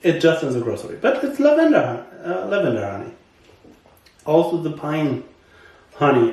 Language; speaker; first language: English; non-native, learner; German